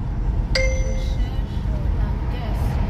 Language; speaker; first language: French; non-native, learner; Vietnamese